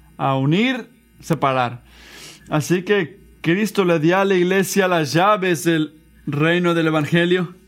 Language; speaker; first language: Spanish; non-native, fluent; English